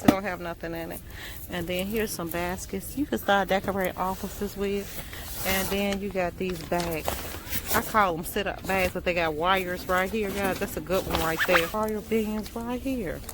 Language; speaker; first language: English; native; English